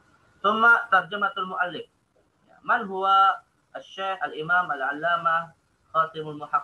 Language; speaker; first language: Arabic; non-native, fluent; Indonesian